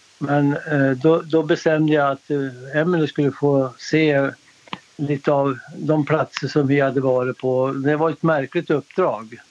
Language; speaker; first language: Swedish; native; Swedish